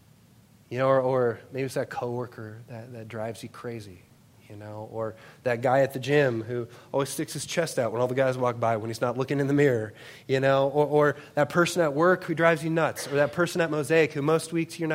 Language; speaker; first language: English; native; English